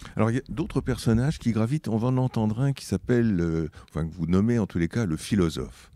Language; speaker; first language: French; native; French